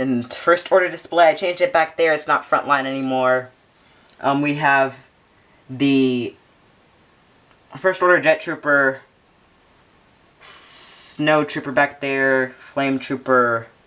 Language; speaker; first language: English; native; English